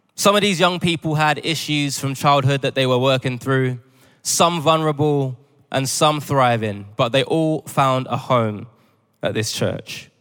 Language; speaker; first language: English; native; English